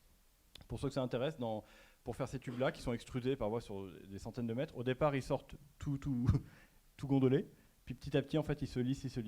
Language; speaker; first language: French; native; French